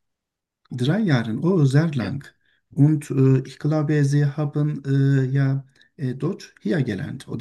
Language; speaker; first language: German; non-native, learner; Turkish